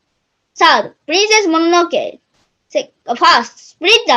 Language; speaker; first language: English; non-native, learner; Japanese